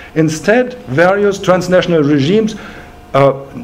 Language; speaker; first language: English; non-native, fluent; German